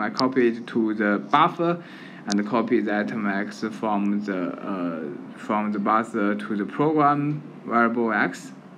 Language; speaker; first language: English; non-native, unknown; Chinese